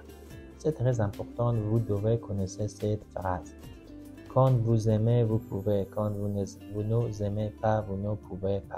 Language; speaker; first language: French; non-native, learner; Persian